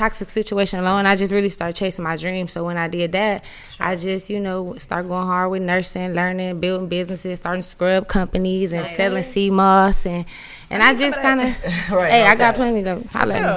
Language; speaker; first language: English; native; English